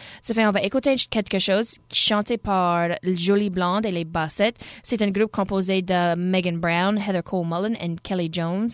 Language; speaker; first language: French; native; French